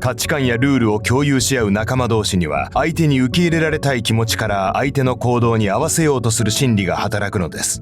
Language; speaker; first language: Japanese; native; Japanese